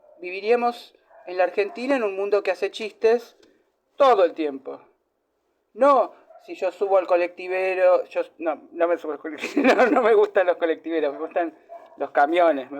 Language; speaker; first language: Spanish; native; Spanish